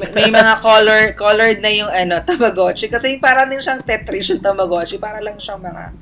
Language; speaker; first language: Filipino; native; Filipino